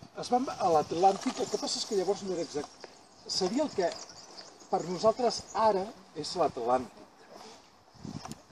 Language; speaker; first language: Catalan; native; Catalan